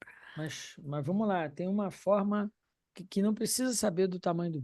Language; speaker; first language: Portuguese; native; Portuguese